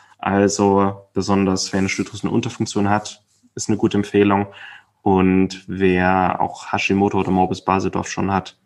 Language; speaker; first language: German; native; German